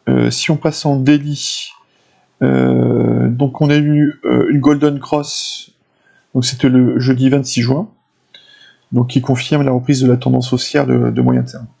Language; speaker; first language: French; native; French